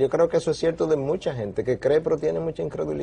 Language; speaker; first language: Spanish; native; Spanish